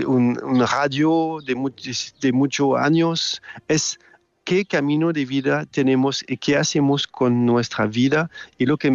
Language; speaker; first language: Spanish; non-native, learner; French